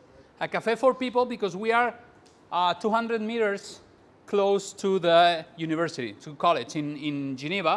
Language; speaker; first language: English; non-native, fluent; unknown